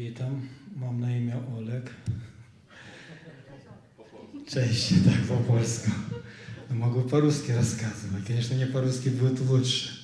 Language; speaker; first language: Polish; non-native, fluent; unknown